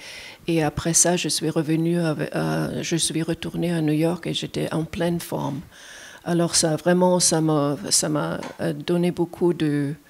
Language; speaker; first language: French; non-native, fluent; German